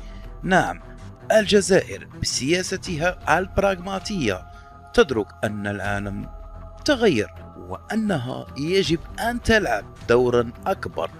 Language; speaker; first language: Arabic; native; Arabic